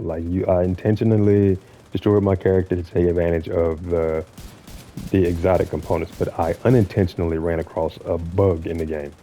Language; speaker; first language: English; native; English